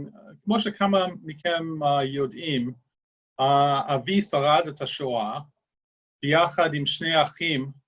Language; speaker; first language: Hebrew; non-native, fluent; English